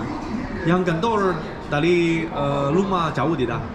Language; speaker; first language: Indonesian; non-native, learner; Chinese